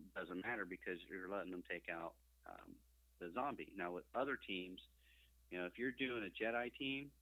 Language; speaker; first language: English; native; English